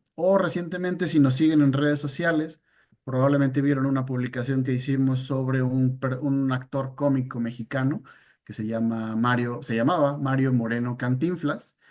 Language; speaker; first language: Spanish; native; Spanish